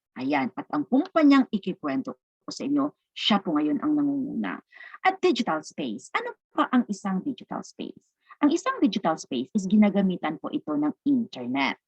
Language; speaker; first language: Filipino; non-native, local second language; Cebuano